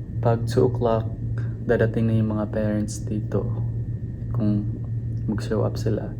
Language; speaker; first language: Filipino; non-native, local second language; Cebuano